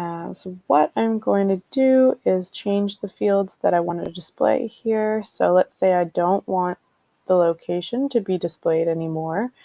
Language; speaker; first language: English; native; English